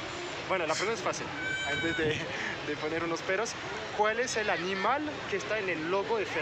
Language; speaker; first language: Spanish; non-native, fluent; French